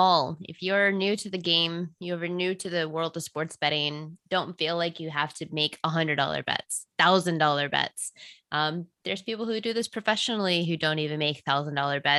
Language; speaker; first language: English; native; English